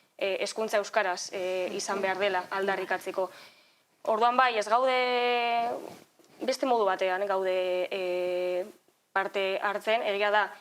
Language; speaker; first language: Basque; native; Basque